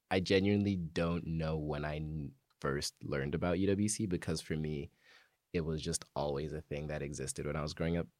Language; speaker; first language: English; native; English